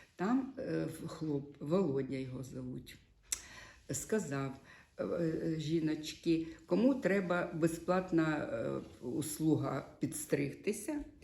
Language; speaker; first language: Ukrainian; non-native, local second language; Russian